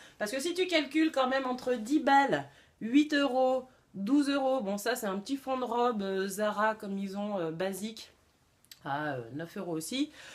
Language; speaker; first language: French; native; French